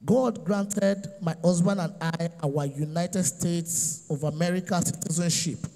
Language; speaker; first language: English; non-native, local second language; Yoruba